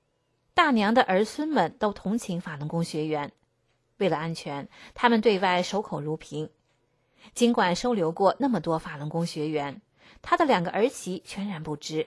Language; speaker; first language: Chinese; native; Chinese